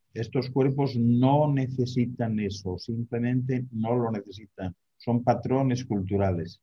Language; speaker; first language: Spanish; native; Spanish